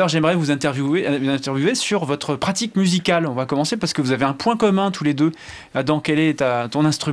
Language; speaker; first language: French; native; French